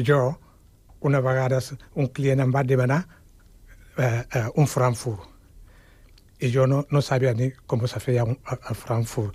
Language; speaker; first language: Catalan; non-native, fluent; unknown